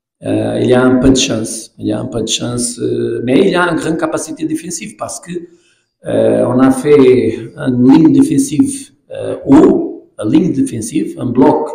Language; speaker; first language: French; non-native, fluent; Portuguese